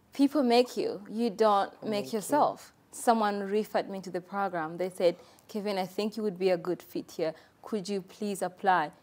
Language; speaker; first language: English; non-native, local second language; Kinyarwanda